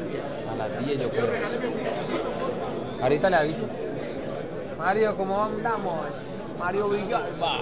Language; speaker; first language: Spanish; native; Spanish